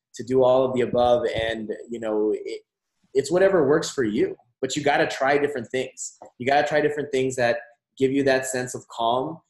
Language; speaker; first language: English; native; English